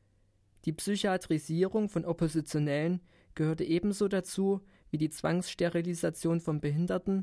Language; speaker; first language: German; native; German